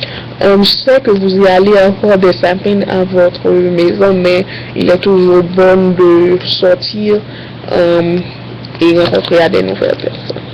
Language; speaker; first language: French; non-native, learner; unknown